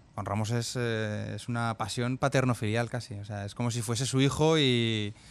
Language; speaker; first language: Spanish; native; Spanish